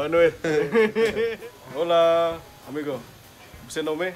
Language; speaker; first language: Portuguese; non-native, learner; Malay